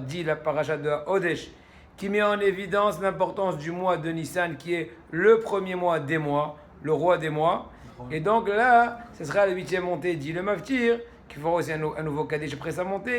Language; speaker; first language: French; native; French